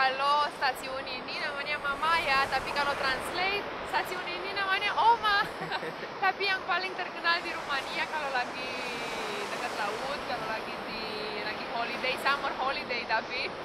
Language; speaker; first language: Indonesian; non-native, fluent; Romanian